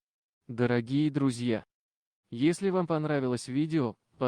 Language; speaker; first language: Russian; native; Russian